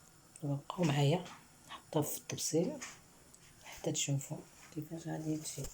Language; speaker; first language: Arabic; native; Arabic